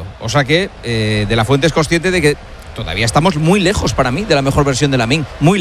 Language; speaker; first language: Spanish; native; Spanish